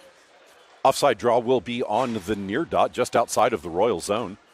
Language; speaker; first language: English; native; English